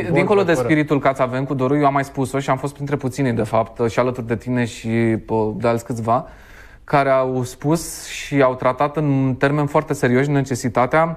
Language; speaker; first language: Romanian; native; Romanian